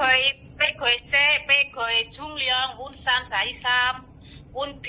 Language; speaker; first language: Cantonese; non-native, learner; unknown